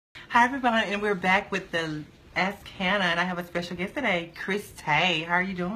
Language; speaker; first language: English; native; English